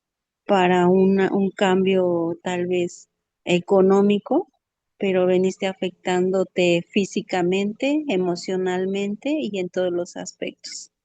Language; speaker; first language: Spanish; native; Spanish